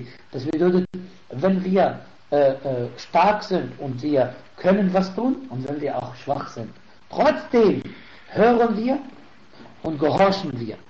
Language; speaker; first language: German; non-native, fluent; Arabic